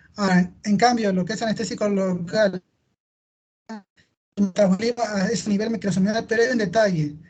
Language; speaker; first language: Spanish; native; Spanish